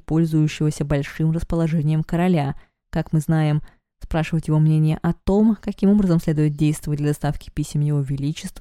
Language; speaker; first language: Russian; native; Russian